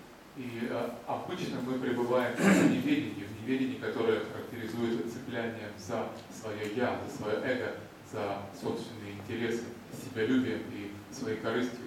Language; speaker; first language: Russian; native; Russian